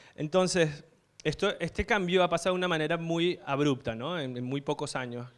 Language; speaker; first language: Spanish; native; Spanish